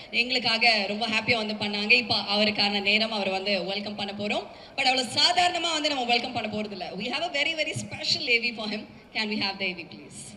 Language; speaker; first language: Tamil; native; Tamil